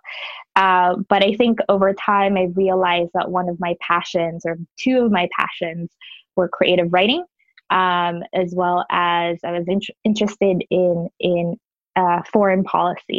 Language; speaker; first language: English; non-native, local second language; Filipino